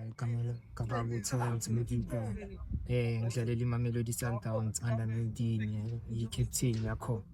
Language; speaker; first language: Zulu; non-native, local second language; Northern Sotho